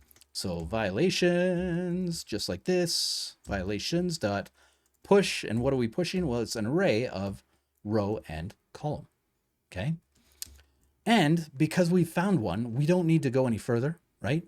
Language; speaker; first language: English; native; English